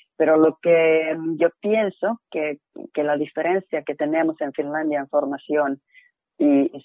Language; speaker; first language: Spanish; non-native, fluent; Finnish